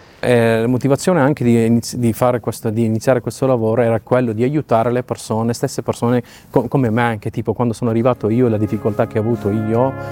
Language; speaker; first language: Italian; non-native, fluent; Urdu